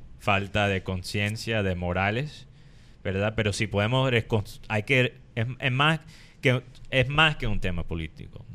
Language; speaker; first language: Spanish; non-native, fluent; English